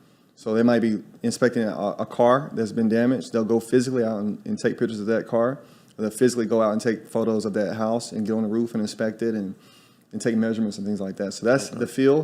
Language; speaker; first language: English; native; English